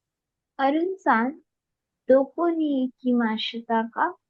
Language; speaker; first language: Japanese; non-native, learner; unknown